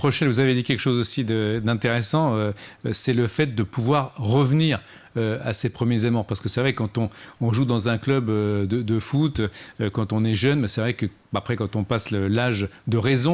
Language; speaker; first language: French; native; French